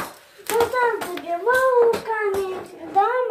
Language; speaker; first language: Russian; native; Russian